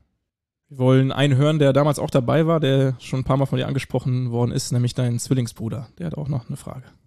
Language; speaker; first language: German; native; German